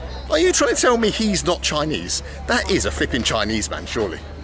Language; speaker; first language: English; native; English